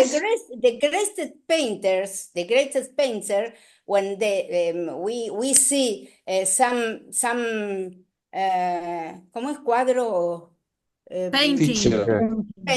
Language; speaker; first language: English; non-native, learner; Spanish